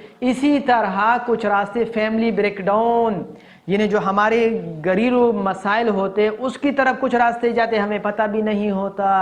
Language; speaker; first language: Urdu; non-native, local second language; Pashto